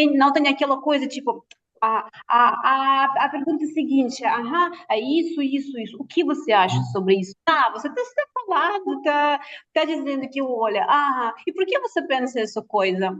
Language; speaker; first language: Portuguese; non-native, fluent; Russian